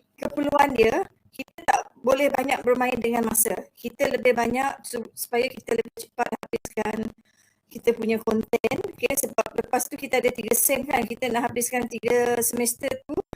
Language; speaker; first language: Malay; non-native, local second language; Iban